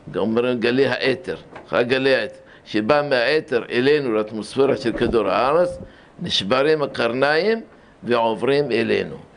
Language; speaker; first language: Hebrew; early bilingual, other home language; Arabic